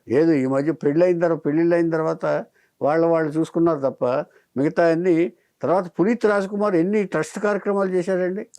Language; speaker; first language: Telugu; native; Telugu